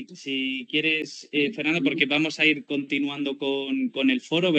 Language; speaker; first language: Spanish; native; Spanish